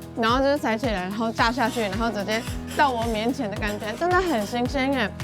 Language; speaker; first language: Chinese; non-native, fluent; Japanese